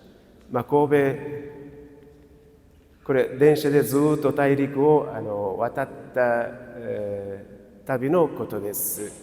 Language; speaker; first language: Japanese; non-native, fluent; Portuguese